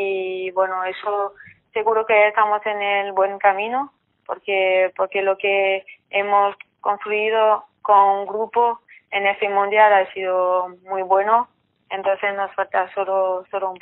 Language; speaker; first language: Spanish; non-native, fluent; French